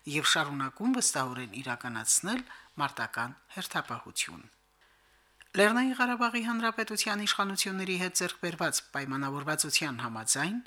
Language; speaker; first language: Armenian; native; Armenian